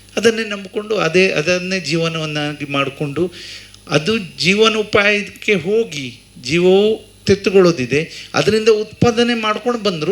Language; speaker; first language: Kannada; native; Kannada